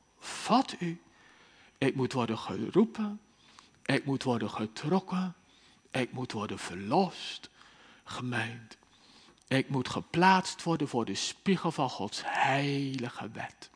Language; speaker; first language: Dutch; native; Dutch